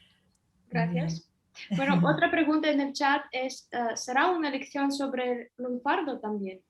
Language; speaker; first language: Spanish; non-native, fluent; Russian